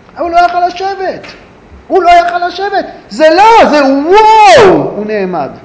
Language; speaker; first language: Hebrew; native; Hebrew